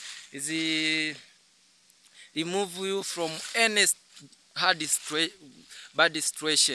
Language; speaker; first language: English; non-native, learner; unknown